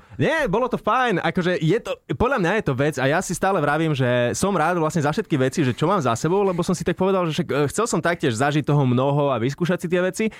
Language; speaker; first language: Slovak; native; Slovak